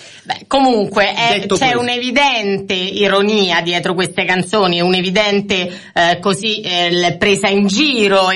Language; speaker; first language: Italian; native; Italian